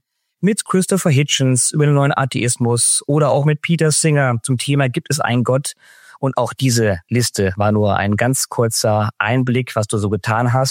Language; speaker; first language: German; native; German